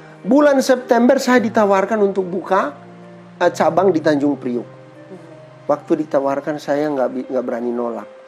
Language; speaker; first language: Indonesian; native; Indonesian